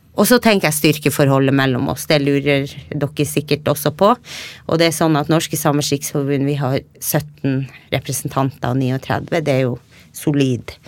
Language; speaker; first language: Norwegian; native; Norwegian